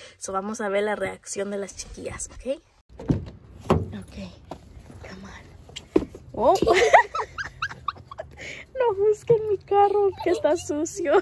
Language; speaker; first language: Spanish; early bilingual, heritage; Spanish